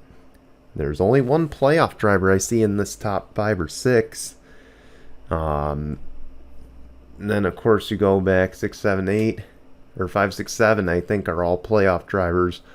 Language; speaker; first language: English; native; English